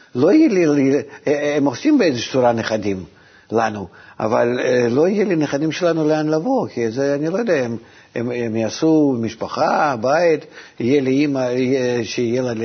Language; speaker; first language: Hebrew; non-native, fluent; Russian